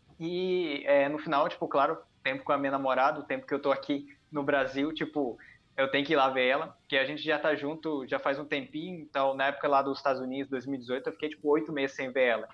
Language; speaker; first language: Portuguese; early bilingual, heritage; Portuguese